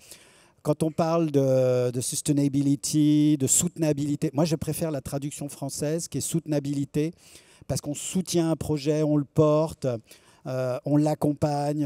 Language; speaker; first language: French; native; French